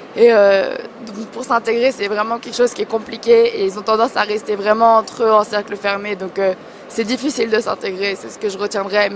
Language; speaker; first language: French; native; French